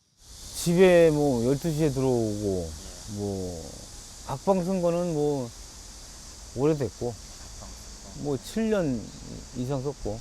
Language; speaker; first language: Korean; native; Korean